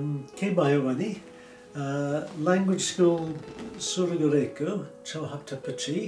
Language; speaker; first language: Nepali; non-native, fluent; English